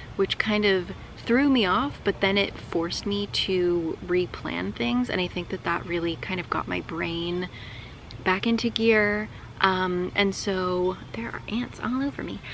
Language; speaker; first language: English; native; English